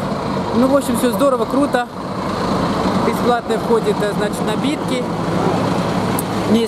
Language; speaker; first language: Russian; native; Russian